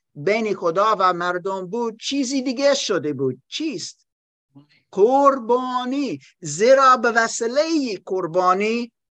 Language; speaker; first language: Persian; non-native, learner; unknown